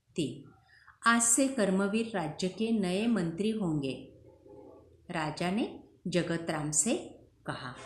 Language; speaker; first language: Hindi; non-native, local second language; Marathi